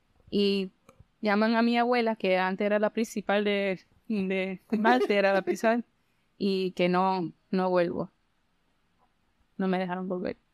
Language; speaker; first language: Spanish; early bilingual, heritage; Spanish